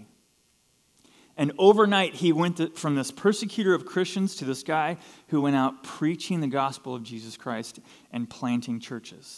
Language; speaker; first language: English; native; English